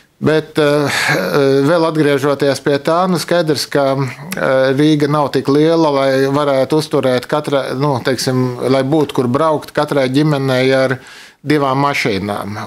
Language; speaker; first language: Latvian; native; Latvian